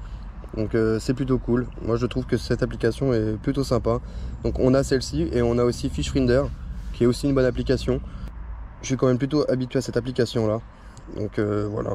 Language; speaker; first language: French; native; French